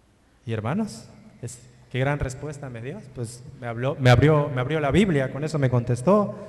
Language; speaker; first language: Spanish; native; Spanish